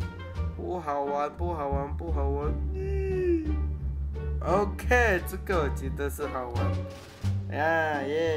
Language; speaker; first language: Chinese; early bilingual, heritage; Chinese